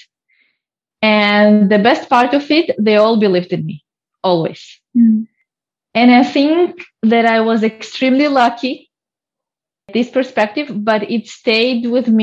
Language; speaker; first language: English; non-native, fluent; Russian